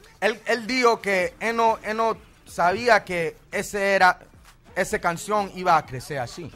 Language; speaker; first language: Spanish; early bilingual, heritage; Spanish